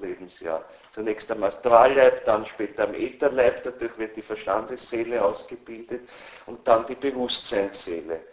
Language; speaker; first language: German; native; German